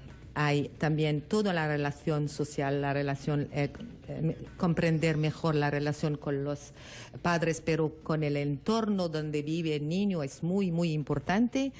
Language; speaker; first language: Spanish; non-native, learner; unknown